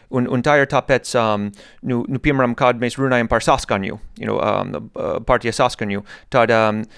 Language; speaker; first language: Latvian; non-native, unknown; English